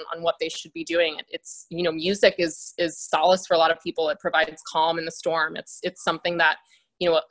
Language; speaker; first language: English; native; English